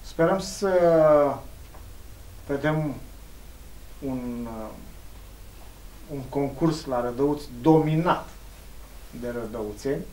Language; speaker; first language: Romanian; native; Romanian